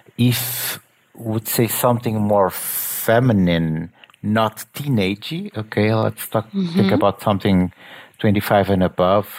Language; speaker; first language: English; non-native, fluent; Portuguese